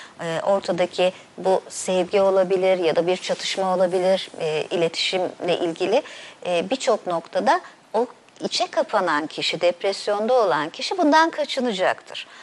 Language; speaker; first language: Turkish; native; Turkish